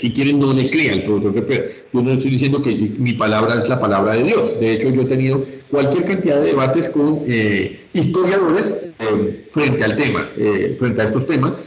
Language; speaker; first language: Spanish; native; Spanish